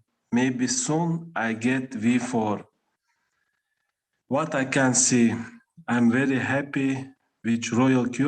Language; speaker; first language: English; non-native, learner; Russian